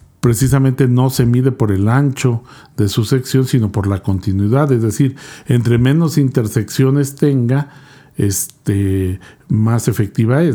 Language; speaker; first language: Spanish; native; Spanish